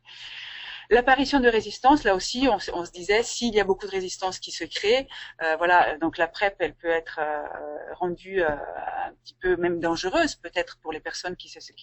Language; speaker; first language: French; native; French